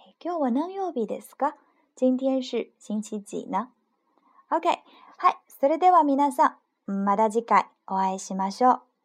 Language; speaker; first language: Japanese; non-native, fluent; Chinese